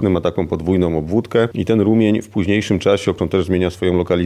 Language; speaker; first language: Polish; native; Polish